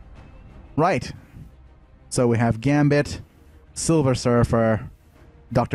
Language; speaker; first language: English; native; English